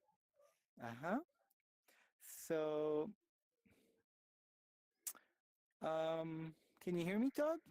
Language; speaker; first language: English; non-native, fluent; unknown